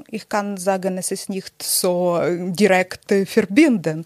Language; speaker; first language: German; non-native, learner; Ukrainian